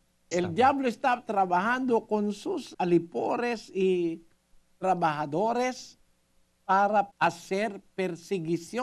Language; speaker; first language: Spanish; non-native, learner; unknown